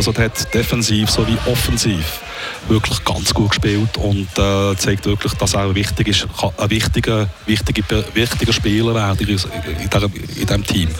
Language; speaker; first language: German; native; German